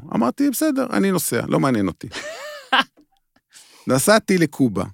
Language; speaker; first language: Hebrew; native; Hebrew